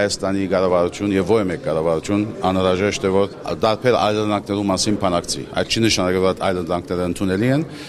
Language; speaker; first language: Armenian; early bilingual, heritage; Armenian